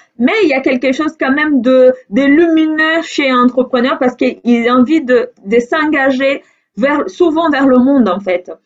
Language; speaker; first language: French; non-native, fluent; Portuguese